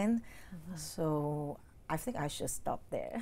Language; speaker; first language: English; non-native, learner; Cantonese